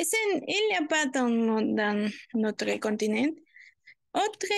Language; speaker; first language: French; non-native, learner; Spanish